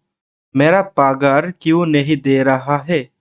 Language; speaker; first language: Hindi; non-native, learner; Bangla